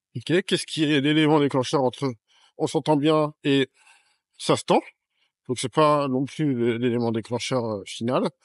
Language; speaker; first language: French; native; French